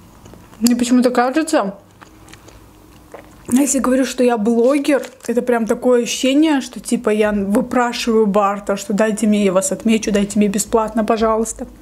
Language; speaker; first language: Russian; native; Russian